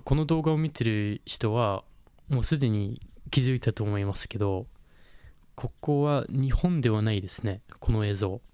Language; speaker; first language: Japanese; non-native, fluent; English